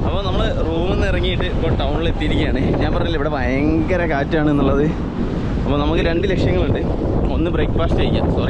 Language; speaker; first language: English; non-native, local second language; Malayalam